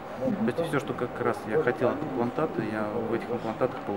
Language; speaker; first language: Russian; native; Russian